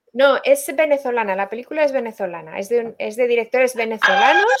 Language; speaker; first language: Spanish; native; Spanish